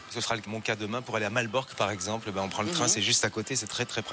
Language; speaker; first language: French; native; French